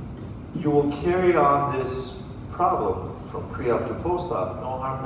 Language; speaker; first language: English; non-native, fluent; Greek